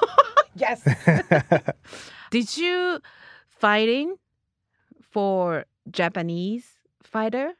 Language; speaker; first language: English; non-native, learner; Japanese